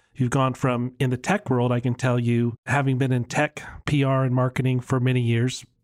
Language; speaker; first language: English; native; English